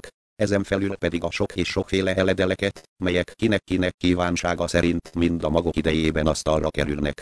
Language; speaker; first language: Hungarian; native; Hungarian